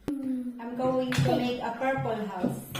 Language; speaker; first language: English; non-native, local second language; Filipino